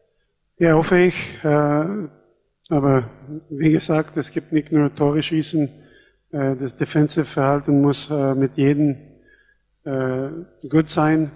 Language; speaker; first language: German; non-native, fluent; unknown